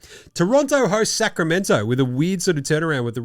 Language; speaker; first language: English; native; English